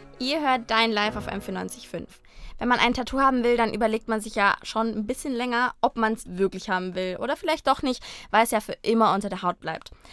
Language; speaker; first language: German; native; German